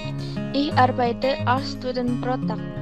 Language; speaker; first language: German; non-native, learner; Indonesian